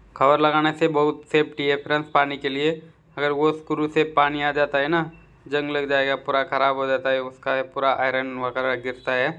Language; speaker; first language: Hindi; non-native, local second language; Tamil